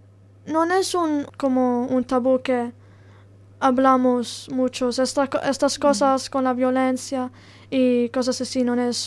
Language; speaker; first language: Spanish; non-native, learner; Italian